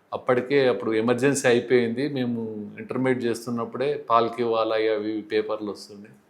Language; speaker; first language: Telugu; native; Telugu